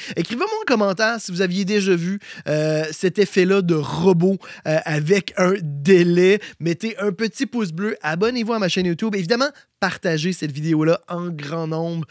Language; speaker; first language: French; native; French